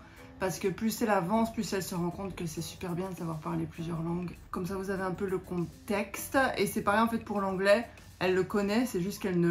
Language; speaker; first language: French; native; French